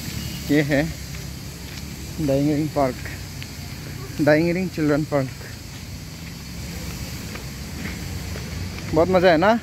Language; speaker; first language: Hindi; non-native, local second language; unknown